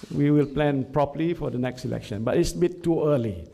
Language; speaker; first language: English; non-native, local second language; Malay